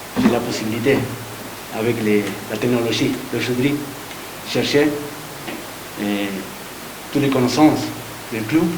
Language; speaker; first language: French; non-native, learner; Spanish